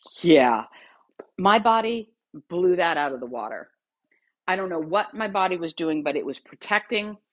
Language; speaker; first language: English; native; English